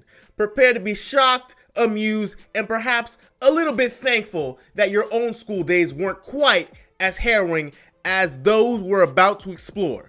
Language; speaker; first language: English; native; English